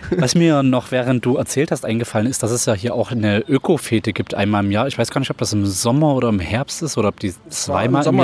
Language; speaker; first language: German; native; German